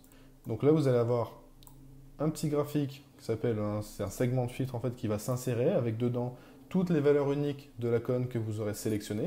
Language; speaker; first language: French; native; French